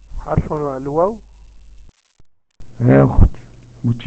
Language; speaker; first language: Arabic; non-native, learner; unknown